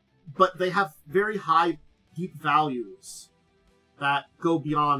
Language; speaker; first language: English; native; English